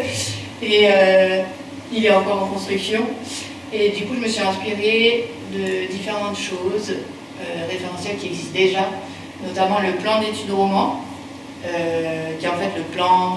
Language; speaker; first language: French; native; French